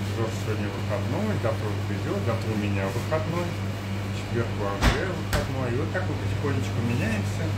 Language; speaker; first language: Russian; native; Russian